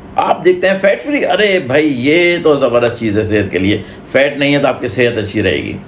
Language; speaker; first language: Urdu; native; Urdu